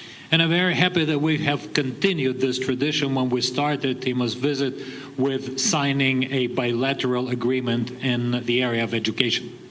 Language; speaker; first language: English; non-native, fluent; Ukrainian